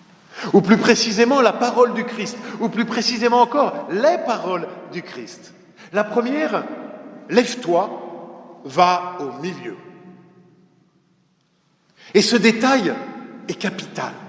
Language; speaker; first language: French; native; French